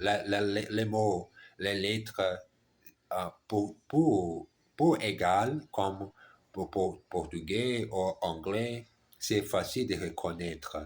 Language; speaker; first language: French; non-native, learner; German